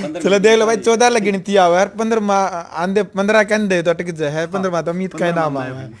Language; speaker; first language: Hindi; native; Hindi